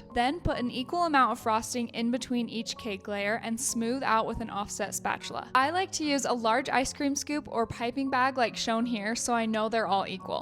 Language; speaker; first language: English; native; English